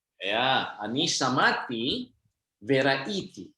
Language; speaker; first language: Hebrew; non-native, fluent; Indonesian